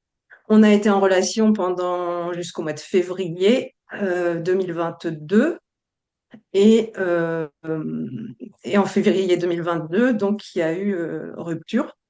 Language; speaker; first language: French; native; French